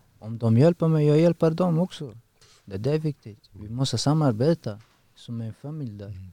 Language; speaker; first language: Swedish; non-native, learner; Persian